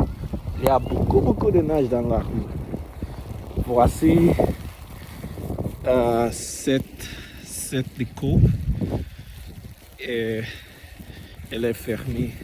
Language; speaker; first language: French; non-native, learner; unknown